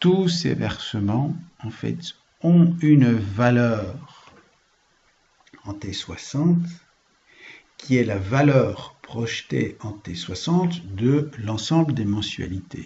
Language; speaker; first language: French; native; French